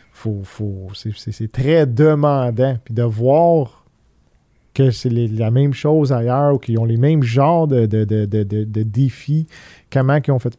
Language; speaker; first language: French; early bilingual, other home language; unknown